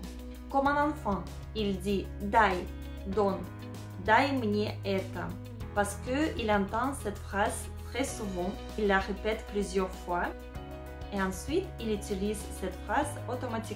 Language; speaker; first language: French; non-native, fluent; Russian